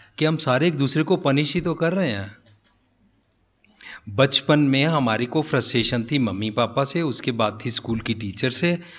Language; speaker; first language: Hindi; non-native, local second language; Punjabi